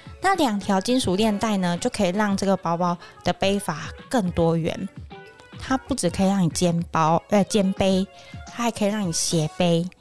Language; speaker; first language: Chinese; native; Chinese